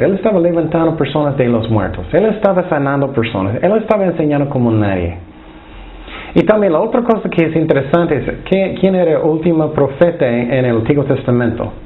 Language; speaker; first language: Spanish; non-native, fluent; English